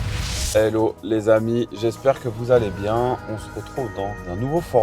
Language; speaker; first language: French; native; French